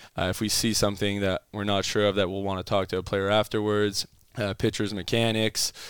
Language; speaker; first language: English; non-native, fluent; French